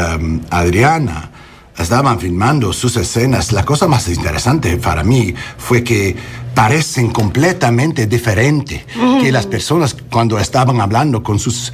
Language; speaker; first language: Spanish; early bilingual, heritage; English